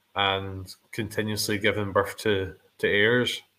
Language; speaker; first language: English; native; English